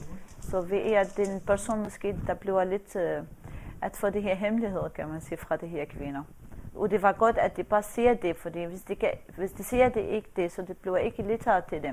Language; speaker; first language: Danish; non-native, fluent; Arabic